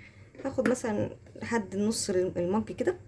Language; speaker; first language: Arabic; native; Arabic